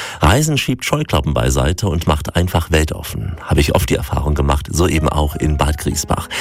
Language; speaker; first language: German; native; German